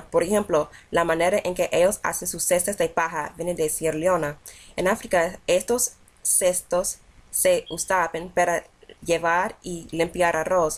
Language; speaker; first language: Spanish; non-native, learner; English